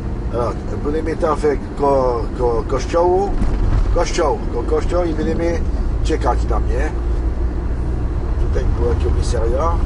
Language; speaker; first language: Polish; early bilingual, heritage; French